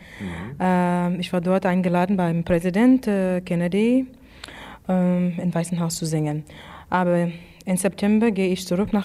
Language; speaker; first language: German; non-native, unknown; English